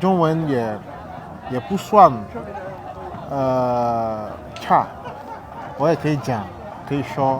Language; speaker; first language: Chinese; non-native, fluent; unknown